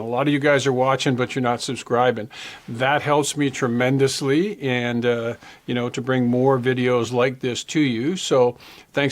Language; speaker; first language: English; native; English